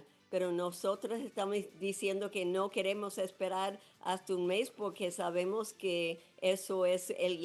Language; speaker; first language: Spanish; non-native, fluent; English